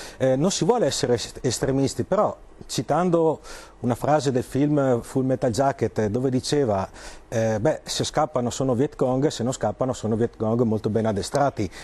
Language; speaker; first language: Italian; native; Italian